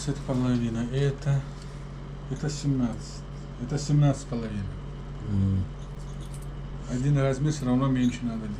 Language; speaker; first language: Russian; non-native, learner; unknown